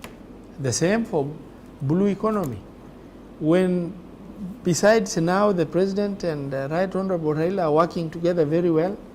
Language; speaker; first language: English; non-native, local second language; Somali